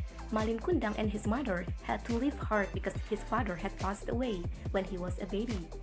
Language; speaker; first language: English; non-native, fluent; Indonesian